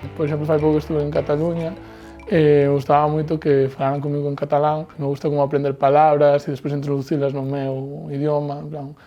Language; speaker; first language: Galician; native; Galician